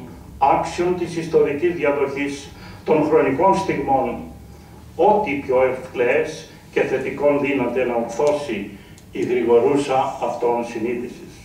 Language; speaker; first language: Greek; native; Greek